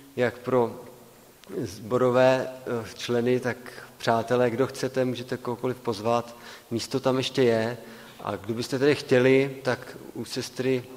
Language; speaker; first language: Czech; native; Czech